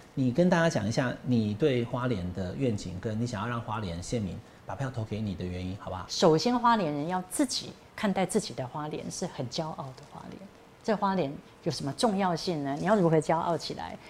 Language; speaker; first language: Chinese; native; Chinese